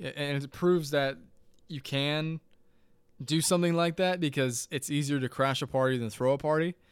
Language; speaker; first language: English; native; English